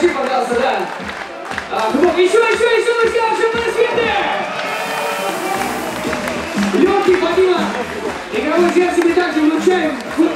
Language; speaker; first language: Russian; native; Russian